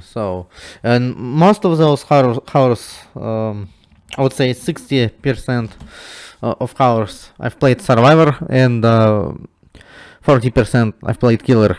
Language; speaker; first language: English; non-native, fluent; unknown